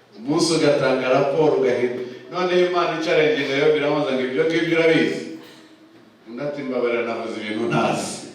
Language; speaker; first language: Kinyarwanda; early bilingual, heritage; Kinyarwanda